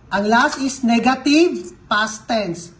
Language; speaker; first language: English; non-native, local second language; Filipino